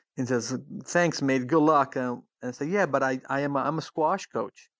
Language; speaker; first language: English; non-native, fluent; Portuguese